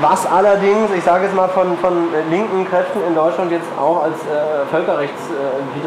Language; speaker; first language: German; native; German